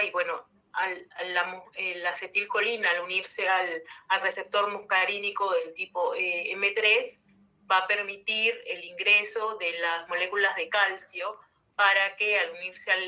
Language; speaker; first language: Spanish; native; Spanish